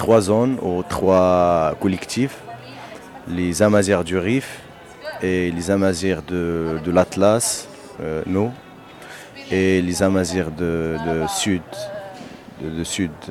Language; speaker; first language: French; non-native, local second language; Berber languages